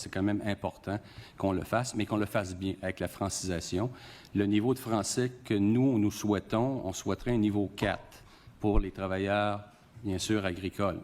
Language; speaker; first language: French; native; French